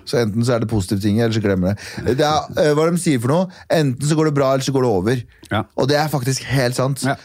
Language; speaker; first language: Norwegian; early bilingual, other home language; Kurdish